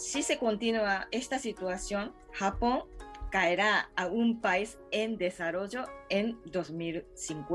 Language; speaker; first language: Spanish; non-native, fluent; Japanese